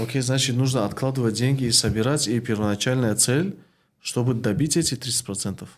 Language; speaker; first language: Russian; non-native, local second language; Tajik